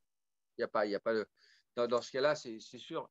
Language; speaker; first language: French; native; French